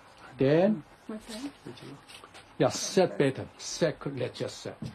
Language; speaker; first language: Dutch; non-native, learner; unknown